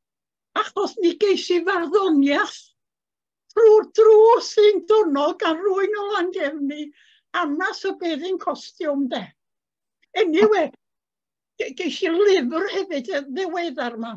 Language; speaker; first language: Welsh; native; Welsh